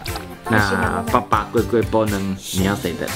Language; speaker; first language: Chinese; native; Chinese